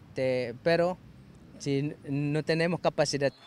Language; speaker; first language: Spanish; non-native, local second language; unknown